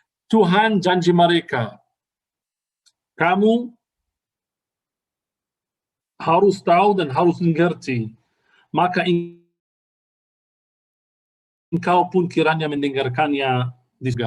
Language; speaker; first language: Indonesian; non-native, fluent; Arabic